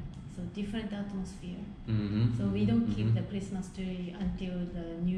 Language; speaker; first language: English; non-native, fluent; Japanese